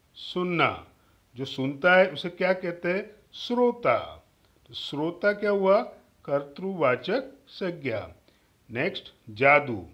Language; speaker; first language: Hindi; non-native, local second language; Gujarati